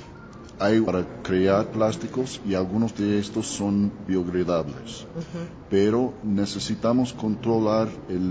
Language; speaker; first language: Spanish; non-native, learner; English